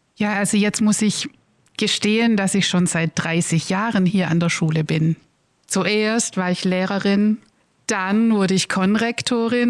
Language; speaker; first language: German; native; German